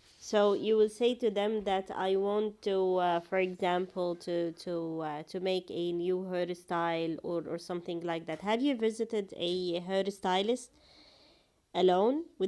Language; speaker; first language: English; non-native, fluent; Arabic